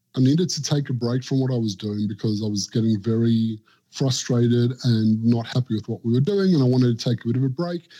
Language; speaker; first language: English; native; English